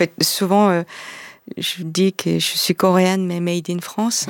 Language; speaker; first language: French; non-native, fluent; Korean